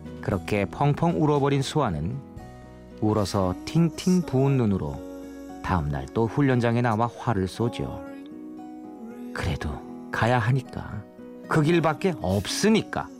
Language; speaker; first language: Korean; native; Korean